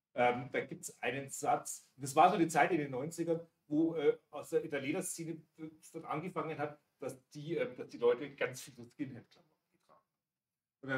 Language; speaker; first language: German; native; German